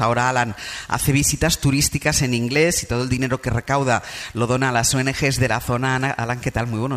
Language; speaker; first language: Spanish; native; Spanish